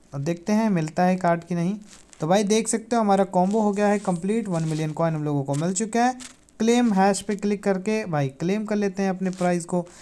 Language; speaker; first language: Hindi; native; Hindi